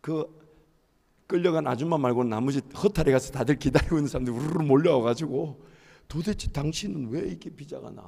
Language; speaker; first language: Korean; native; Korean